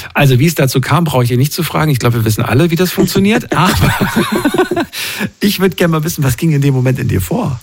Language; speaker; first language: German; native; German